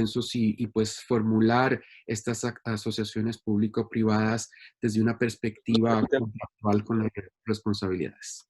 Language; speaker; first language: Spanish; native; Spanish